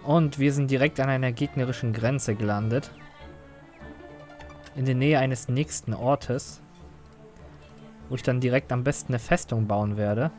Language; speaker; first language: German; native; German